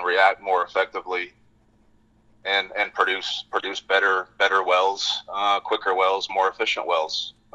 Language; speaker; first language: English; native; English